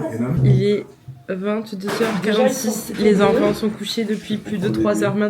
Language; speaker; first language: French; native; French